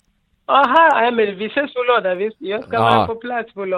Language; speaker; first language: Swedish; non-native, learner; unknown